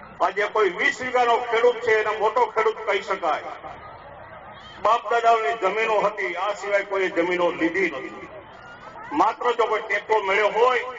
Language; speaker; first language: Gujarati; native; Gujarati